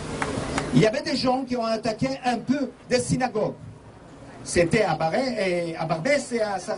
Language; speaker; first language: French; non-native, fluent; Hebrew